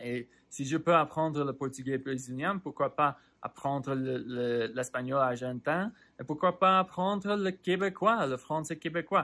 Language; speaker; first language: French; non-native, fluent; English